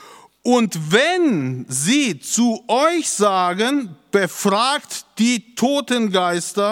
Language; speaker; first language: German; native; German